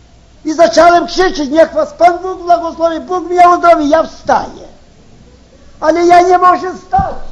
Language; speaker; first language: Polish; early bilingual, heritage; Ukrainian